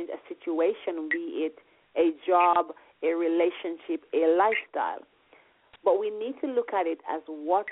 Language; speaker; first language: English; non-native, local second language; Jamaican Creole English